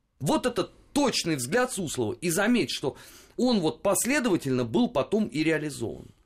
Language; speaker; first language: Russian; native; Russian